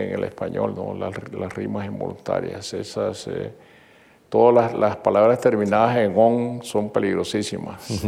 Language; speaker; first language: Spanish; native; Spanish